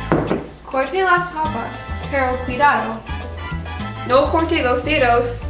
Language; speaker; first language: Spanish; non-native, learner; English